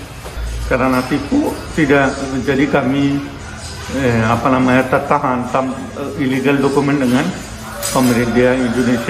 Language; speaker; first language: Indonesian; non-native, learner; Rohingya